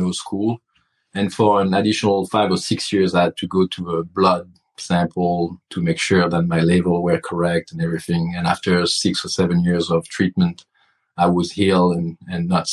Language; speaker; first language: English; non-native, fluent; French